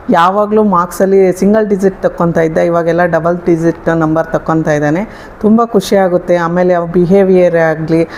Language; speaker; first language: Kannada; native; Kannada